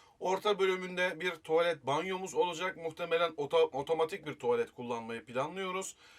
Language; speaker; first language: Turkish; native; Turkish